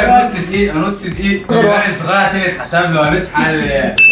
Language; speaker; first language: Arabic; native; Arabic